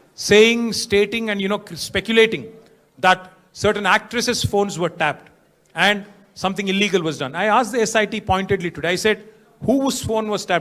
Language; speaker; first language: English; non-native, local second language; Telugu